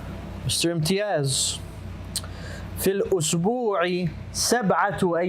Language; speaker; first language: Arabic; non-native, fluent; English